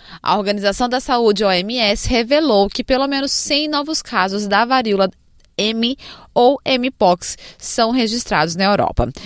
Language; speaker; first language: Portuguese; native; Portuguese